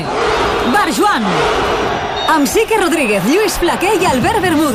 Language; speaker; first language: Catalan; native; Catalan